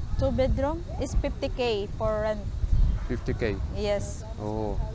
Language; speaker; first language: English; non-native, local second language; Cebuano